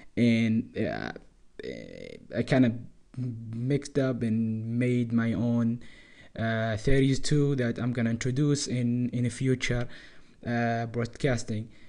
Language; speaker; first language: English; non-native, learner; Arabic